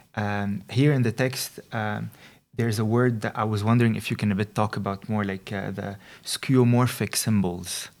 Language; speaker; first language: English; non-native, fluent; Arabic